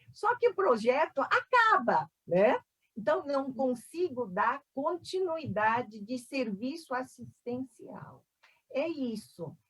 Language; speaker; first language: Portuguese; non-native, fluent; Korean